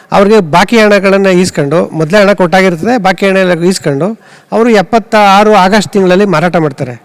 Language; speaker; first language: Kannada; native; Kannada